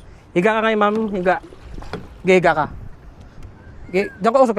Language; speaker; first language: Filipino; non-native, local second language; Aklanon